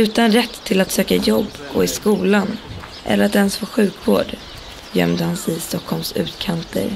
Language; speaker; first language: Swedish; native; Swedish